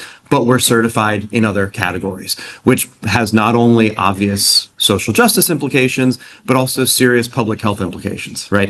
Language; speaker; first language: English; native; English